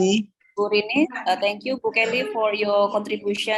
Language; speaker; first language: English; non-native, fluent; Indonesian